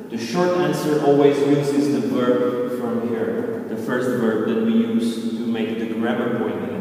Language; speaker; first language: English; non-native, fluent; Czech